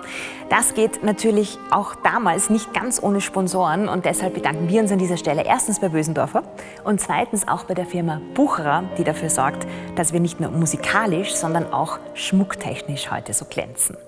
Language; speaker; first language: German; native; German